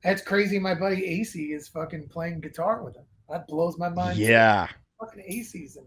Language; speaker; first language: English; native; English